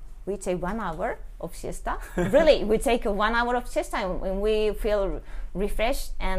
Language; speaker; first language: English; non-native, learner; Spanish